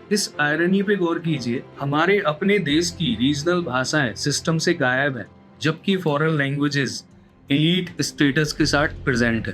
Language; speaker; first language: Hindi; native; Hindi